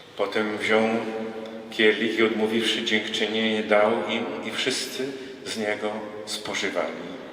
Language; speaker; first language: Polish; native; Polish